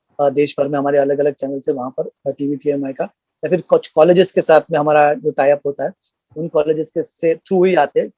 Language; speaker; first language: Hindi; non-native, local second language; Marathi